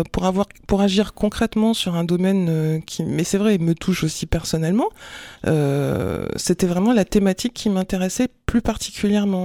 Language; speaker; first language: French; native; French